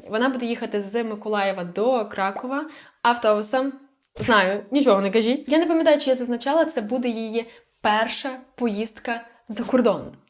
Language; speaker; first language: Ukrainian; native; Ukrainian